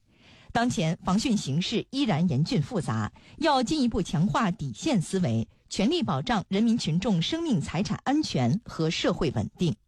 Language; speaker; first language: Chinese; native; Chinese